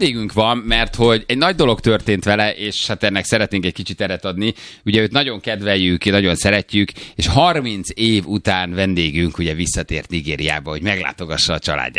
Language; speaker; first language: Hungarian; native; Hungarian